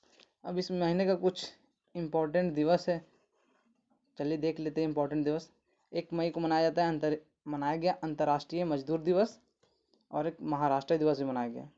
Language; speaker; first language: Hindi; native; Hindi